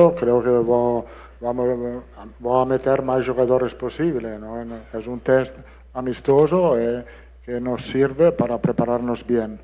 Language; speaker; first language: Portuguese; non-native, learner; Italian